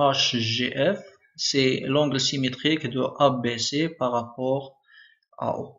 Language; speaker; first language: French; non-native, local second language; Arabic